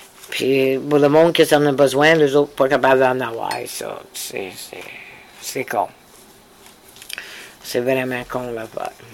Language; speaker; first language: French; early bilingual, heritage; French